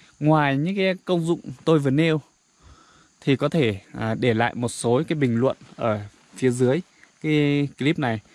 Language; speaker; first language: Vietnamese; non-native, local second language; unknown